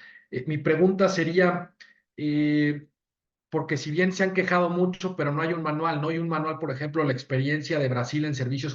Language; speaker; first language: Spanish; native; Spanish